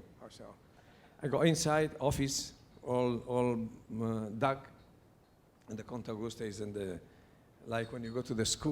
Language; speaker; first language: English; non-native, learner; Italian